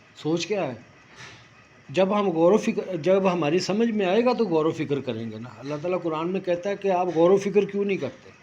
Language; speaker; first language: Urdu; non-native, local second language; Punjabi